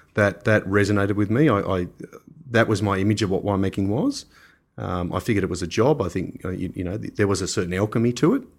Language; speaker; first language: English; native; English